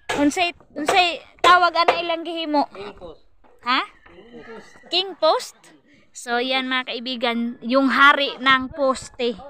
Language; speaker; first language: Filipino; non-native, local second language; Cebuano